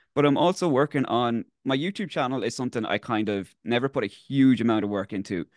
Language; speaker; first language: English; native; English